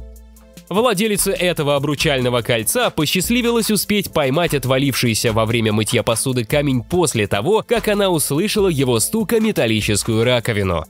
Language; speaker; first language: Russian; native; Russian